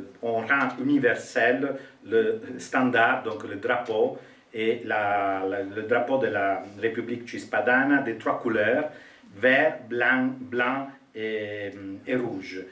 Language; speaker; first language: French; non-native, fluent; Italian